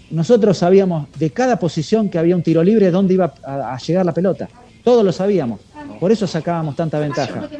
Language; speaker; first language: Spanish; native; Spanish